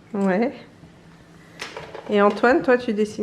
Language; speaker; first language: French; native; French